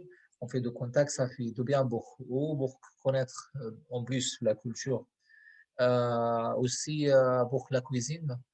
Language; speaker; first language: French; non-native, fluent; Arabic